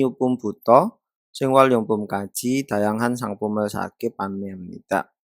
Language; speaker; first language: Korean; non-native, fluent; Indonesian